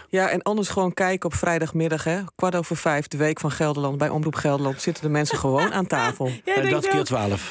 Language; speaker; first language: Dutch; native; Dutch